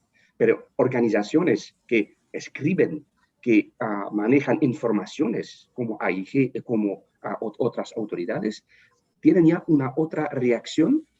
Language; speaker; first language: Spanish; non-native, fluent; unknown